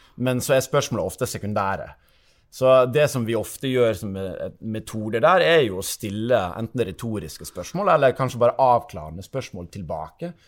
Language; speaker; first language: Norwegian; native; Norwegian